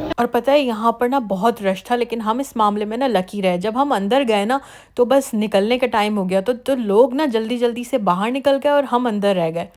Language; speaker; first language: Urdu; native; Urdu